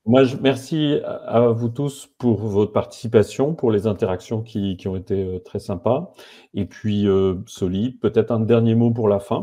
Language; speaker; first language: French; native; French